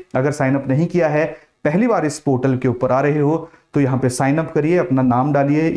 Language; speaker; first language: Hindi; native; Hindi